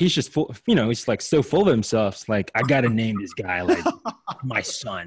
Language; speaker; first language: English; non-native, local second language; Filipino